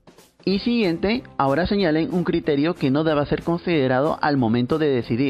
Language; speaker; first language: Spanish; native; Spanish